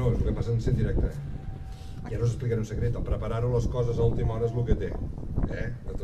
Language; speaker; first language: Catalan; native; Catalan